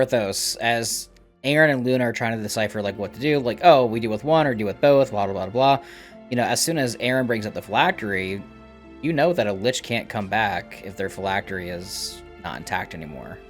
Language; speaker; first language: English; native; English